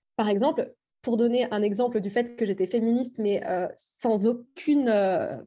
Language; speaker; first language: French; native; French